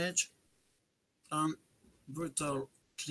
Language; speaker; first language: English; non-native, fluent; French